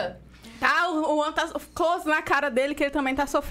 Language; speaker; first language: Portuguese; native; Portuguese